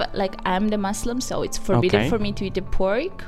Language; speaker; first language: English; non-native, fluent; Azerbaijani